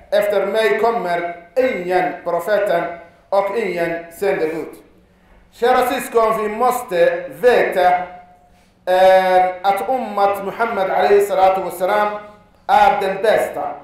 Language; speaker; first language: Swedish; non-native, fluent; Arabic